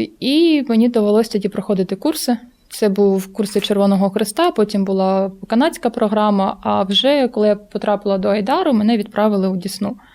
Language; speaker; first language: Ukrainian; non-native, local second language; Russian